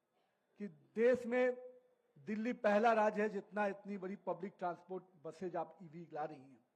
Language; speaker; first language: Hindi; native; Hindi